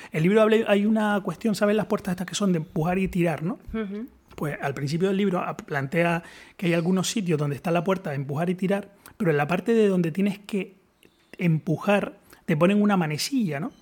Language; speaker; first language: Spanish; native; Spanish